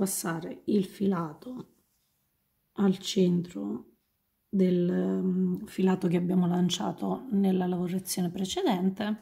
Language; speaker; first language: Italian; native; Italian